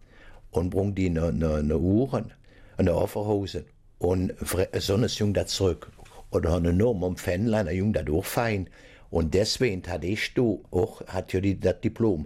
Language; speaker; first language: German; native; German